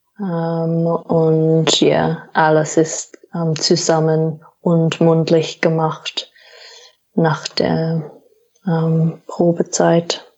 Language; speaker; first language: German; non-native, fluent; English